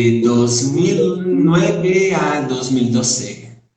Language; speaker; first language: Spanish; non-native, fluent; Portuguese